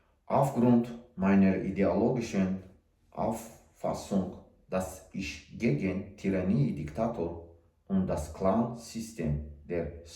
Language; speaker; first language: German; non-native, learner; Tajik